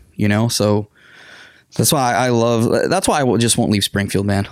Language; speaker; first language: English; non-native, fluent; Spanish